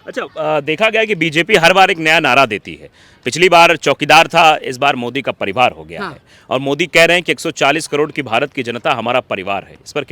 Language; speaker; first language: Hindi; native; Hindi